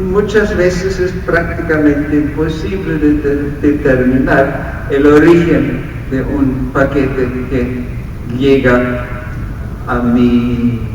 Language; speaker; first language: Spanish; non-native, fluent; English